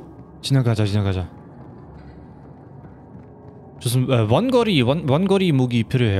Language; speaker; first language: Korean; non-native, fluent; German